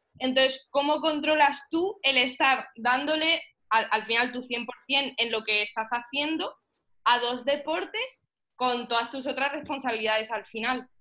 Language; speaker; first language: Spanish; early bilingual, heritage; Spanish